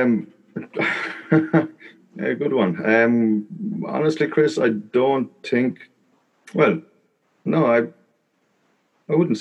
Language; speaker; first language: English; native; English